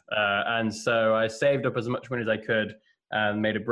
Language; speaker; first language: English; native; English